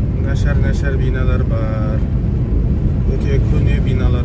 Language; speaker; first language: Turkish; non-native, learner; Kazakh